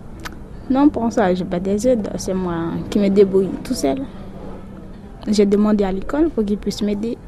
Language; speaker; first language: French; non-native, local second language; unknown